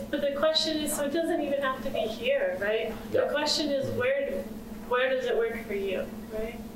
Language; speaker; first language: English; native; English